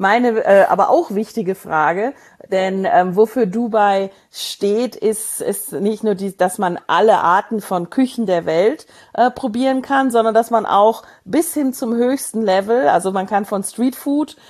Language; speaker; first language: German; native; German